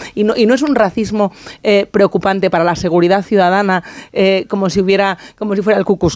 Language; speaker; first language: Spanish; native; Spanish